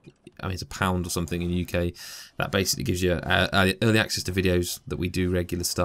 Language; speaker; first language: English; native; English